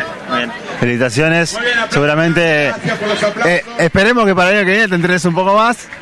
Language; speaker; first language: Spanish; native; Spanish